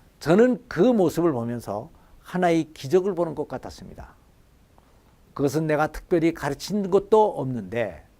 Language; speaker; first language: Korean; native; Korean